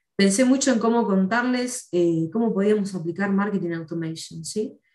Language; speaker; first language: Spanish; native; Spanish